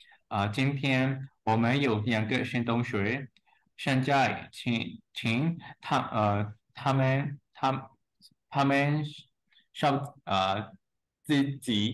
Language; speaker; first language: Chinese; non-native, learner; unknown